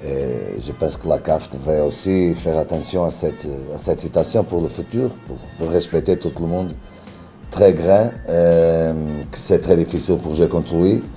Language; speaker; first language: French; non-native, learner; Spanish